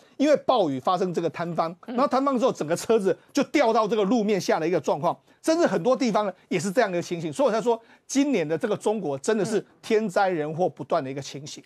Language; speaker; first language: Chinese; native; Chinese